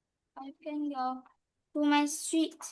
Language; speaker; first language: English; non-native, learner; Vietnamese